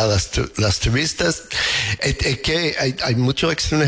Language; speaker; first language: Spanish; non-native, learner; English